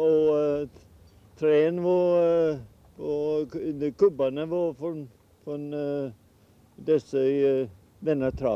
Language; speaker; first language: Swedish; early bilingual, heritage; Swedish